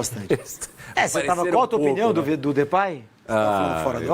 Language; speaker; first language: Portuguese; native; Portuguese